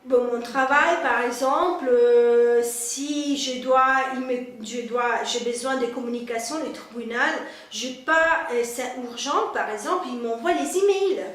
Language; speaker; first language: French; non-native, fluent; Spanish